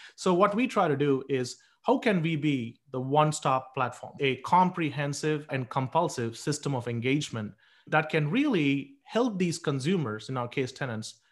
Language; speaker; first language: English; non-native, local second language; Tamil